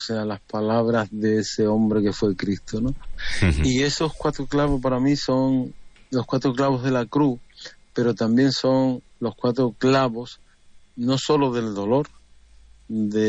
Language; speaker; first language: Spanish; native; Spanish